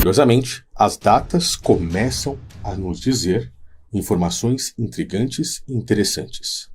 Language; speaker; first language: Portuguese; native; Portuguese